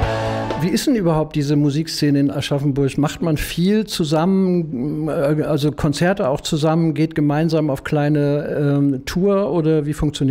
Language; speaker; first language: German; native; German